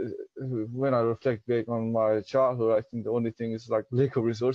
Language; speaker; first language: English; non-native, local second language; Persian